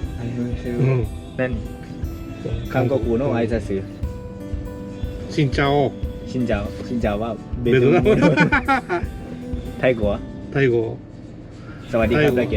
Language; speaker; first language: Japanese; non-native, learner; Thai